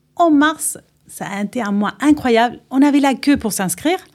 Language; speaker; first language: French; non-native, fluent; Spanish